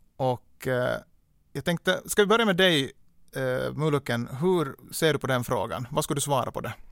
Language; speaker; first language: Swedish; native; Swedish